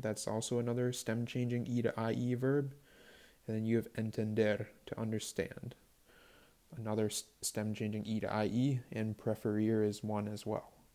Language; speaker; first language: English; native; English